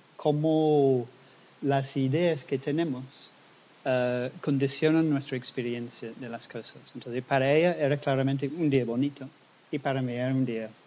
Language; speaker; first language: Spanish; non-native, fluent; English